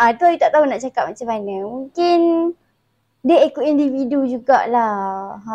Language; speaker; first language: Malay; native; Malay